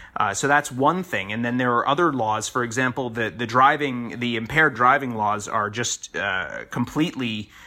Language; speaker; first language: English; native; English